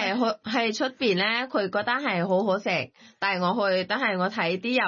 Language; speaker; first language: Cantonese; non-native, learner; Thai